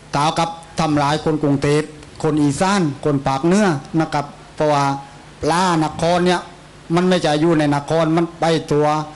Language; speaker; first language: Thai; native; Thai